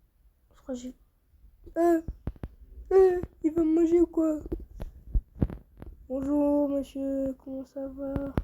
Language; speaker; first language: French; native; French